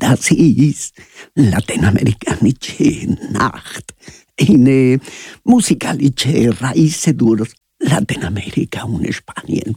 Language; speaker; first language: German; non-native, learner; Spanish